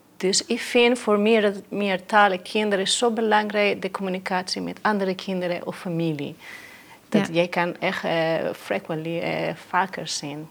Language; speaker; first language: Dutch; non-native, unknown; Spanish